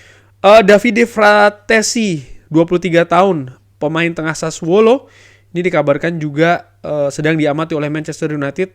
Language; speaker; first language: Indonesian; native; Indonesian